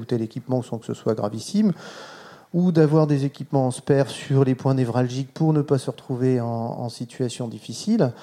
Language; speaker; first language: French; native; French